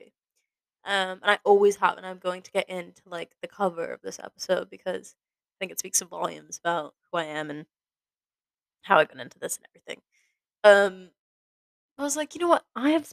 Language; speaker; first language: English; native; English